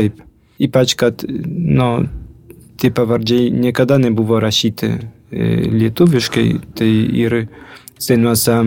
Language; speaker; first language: Lithuanian; early bilingual, heritage; Lithuanian